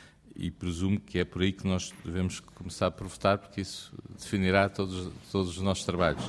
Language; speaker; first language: Portuguese; native; Portuguese